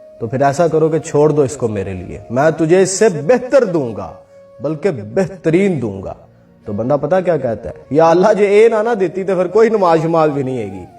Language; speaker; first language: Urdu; non-native, local second language; Punjabi